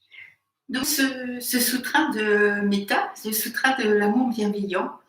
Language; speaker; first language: French; native; French